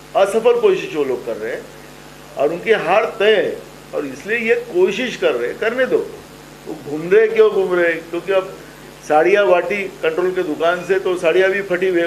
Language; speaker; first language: Hindi; non-native, local second language; Marathi